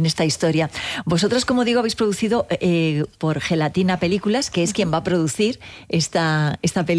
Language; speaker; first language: Spanish; native; Spanish